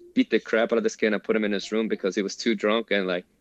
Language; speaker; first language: English; early bilingual, other home language; Spanish